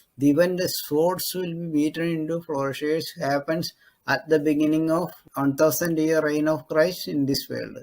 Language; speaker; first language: English; non-native, local second language; Malayalam